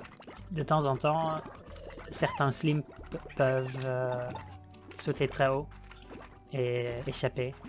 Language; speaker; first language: French; non-native, learner; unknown